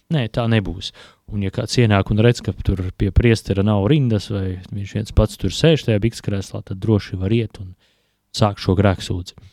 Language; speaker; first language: Latvian; native; Latvian